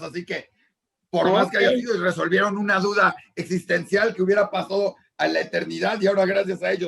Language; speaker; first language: Spanish; native; Spanish